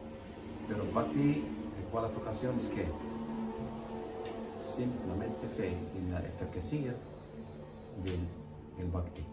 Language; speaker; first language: Spanish; non-native, learner; English